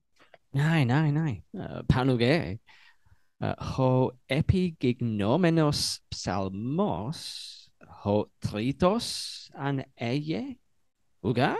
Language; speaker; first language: Greek; non-native, learner; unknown